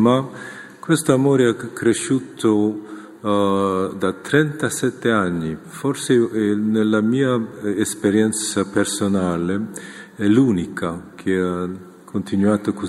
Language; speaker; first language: Italian; non-native, fluent; Korean